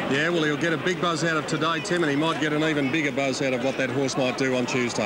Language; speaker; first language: English; native; English